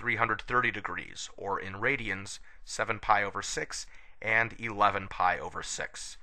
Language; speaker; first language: English; native; English